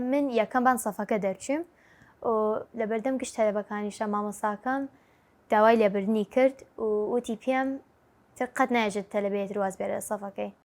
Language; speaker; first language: Central Kurdish; early bilingual, heritage; Central Kurdish